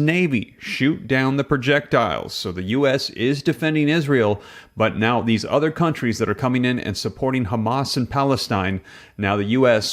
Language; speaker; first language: English; native; English